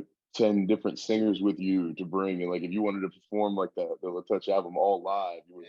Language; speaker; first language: English; native; English